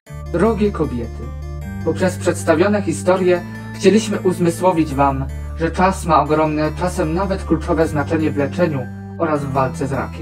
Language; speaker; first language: Polish; native; Polish